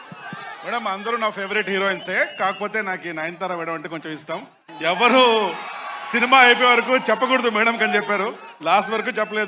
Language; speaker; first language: Telugu; native; Telugu